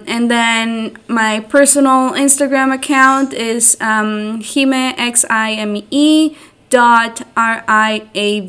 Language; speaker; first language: English; non-native, fluent; Spanish